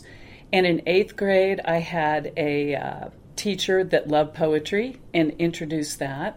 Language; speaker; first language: English; native; English